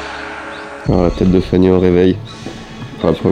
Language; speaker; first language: French; native; French